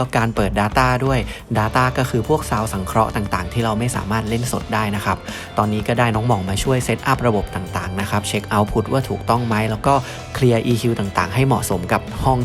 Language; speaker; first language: Thai; native; Thai